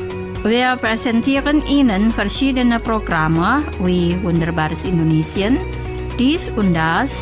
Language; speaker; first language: German; non-native, fluent; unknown